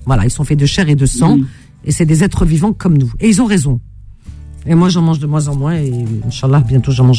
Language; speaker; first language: French; native; French